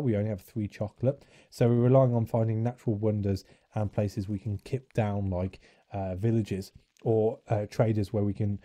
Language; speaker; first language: English; native; English